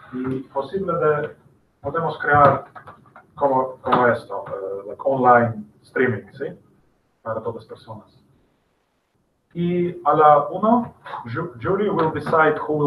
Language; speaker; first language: Spanish; non-native, learner; English